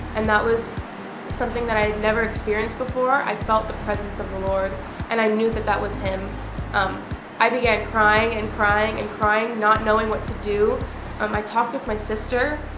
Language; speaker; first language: English; native; English